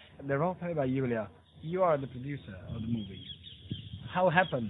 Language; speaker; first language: English; non-native, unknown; Italian